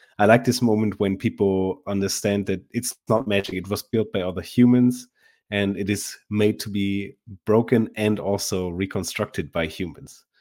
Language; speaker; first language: English; non-native, fluent; German